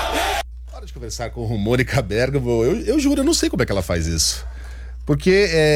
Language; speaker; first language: Portuguese; native; Portuguese